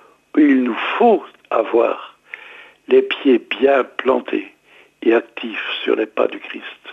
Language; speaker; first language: French; native; French